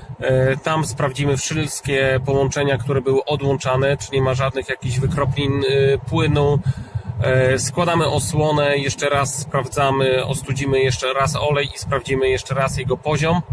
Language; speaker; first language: Polish; native; Polish